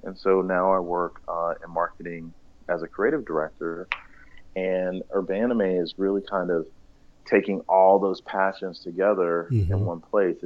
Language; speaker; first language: English; native; English